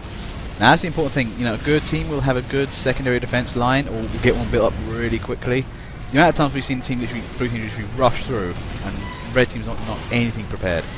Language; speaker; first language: English; native; English